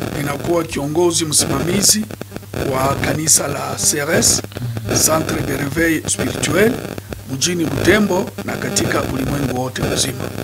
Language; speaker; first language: Swahili; non-native, local second language; Nande